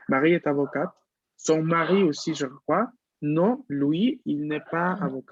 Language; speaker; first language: French; non-native, fluent; Spanish